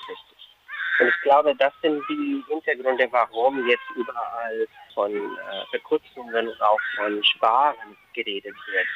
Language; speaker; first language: German; non-native, fluent; Urdu